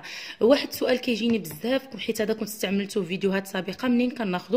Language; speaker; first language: Arabic; native; Arabic